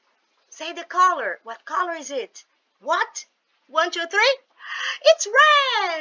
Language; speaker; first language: English; non-native, fluent; Portuguese